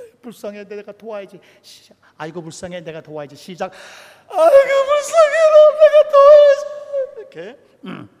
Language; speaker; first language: Korean; native; Korean